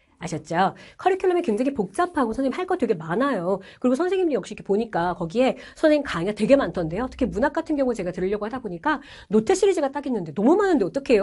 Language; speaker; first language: Korean; native; Korean